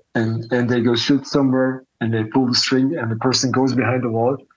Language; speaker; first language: English; non-native, fluent; Dutch